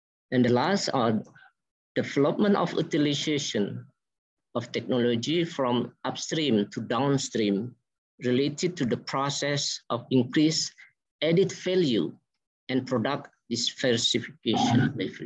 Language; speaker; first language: English; non-native, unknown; Indonesian